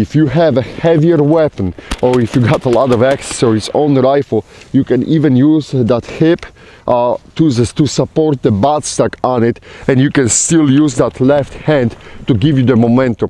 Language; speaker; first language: English; non-native, fluent; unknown